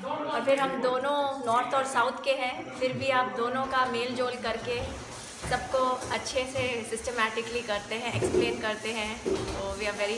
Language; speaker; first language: Hindi; native; Hindi